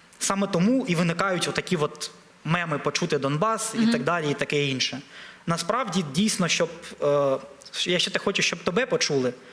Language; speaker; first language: Ukrainian; non-native, local second language; Russian